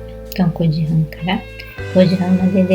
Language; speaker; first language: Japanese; non-native, learner; Portuguese